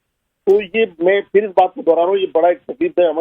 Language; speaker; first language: Urdu; native; Urdu